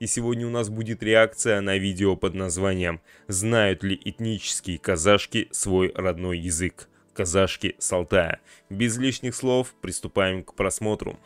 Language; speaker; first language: Russian; native; Russian